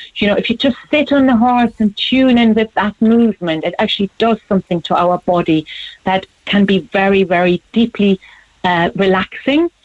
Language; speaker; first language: English; non-native, fluent; German